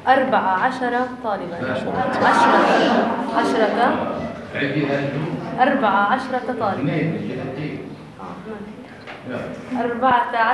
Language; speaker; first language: Arabic; non-native, learner; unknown